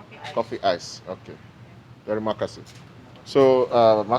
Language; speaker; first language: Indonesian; non-native, learner; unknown